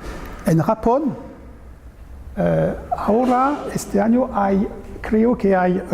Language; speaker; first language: Spanish; non-native, learner; French